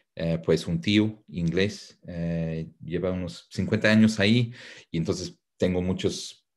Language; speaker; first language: Spanish; non-native, fluent; English